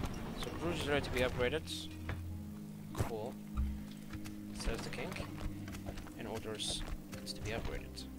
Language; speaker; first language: English; native; English